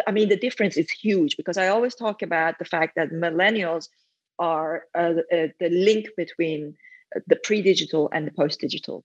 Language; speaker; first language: English; non-native, fluent; Persian